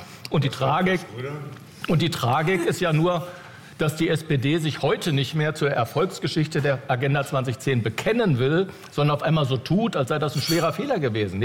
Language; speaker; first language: German; native; German